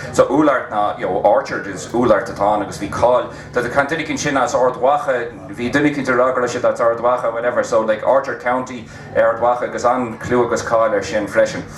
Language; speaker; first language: Irish; native; Irish